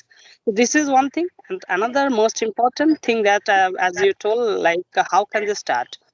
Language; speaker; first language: English; non-native, local second language; Bangla